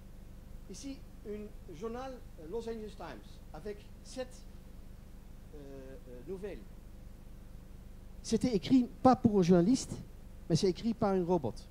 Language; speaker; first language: French; non-native, learner; Dutch